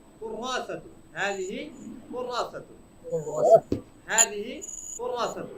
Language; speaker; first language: Arabic; non-native, local second language; Bangla